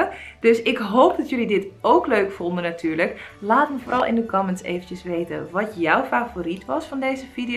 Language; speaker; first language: Dutch; native; Dutch